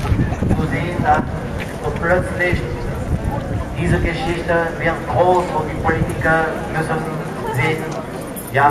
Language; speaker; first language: German; non-native, fluent; French